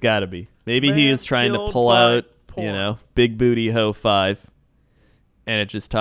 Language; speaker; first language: English; native; English